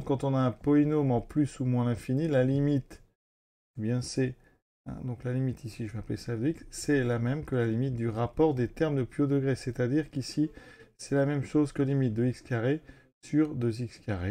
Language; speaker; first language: French; native; French